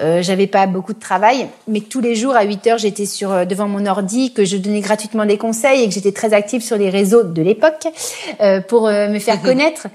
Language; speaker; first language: French; native; French